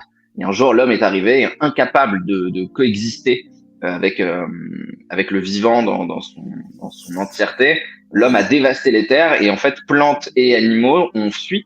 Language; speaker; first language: French; native; French